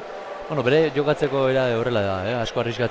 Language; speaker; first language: Basque; native; Basque